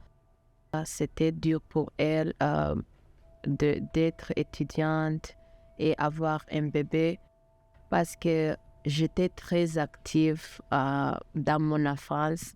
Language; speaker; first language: French; non-native, local second language; Kinyarwanda